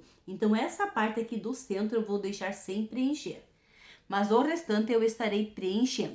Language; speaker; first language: Portuguese; native; Portuguese